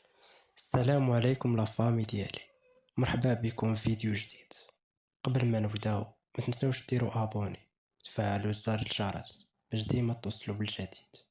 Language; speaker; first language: Arabic; native; Arabic